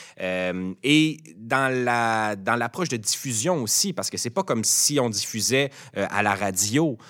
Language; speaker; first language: French; native; French